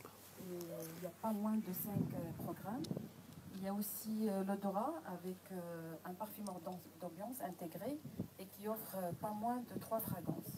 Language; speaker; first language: French; non-native, local second language; Arabic